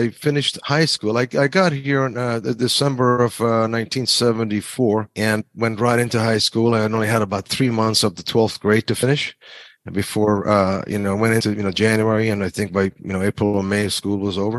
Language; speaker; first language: English; non-native, fluent; Persian